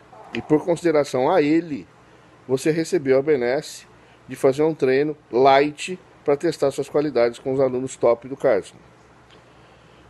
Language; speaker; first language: Portuguese; native; Portuguese